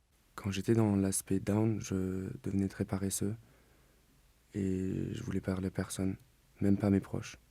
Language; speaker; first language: French; non-native, fluent; Chinese